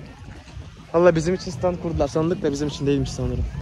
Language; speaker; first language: Turkish; native; Turkish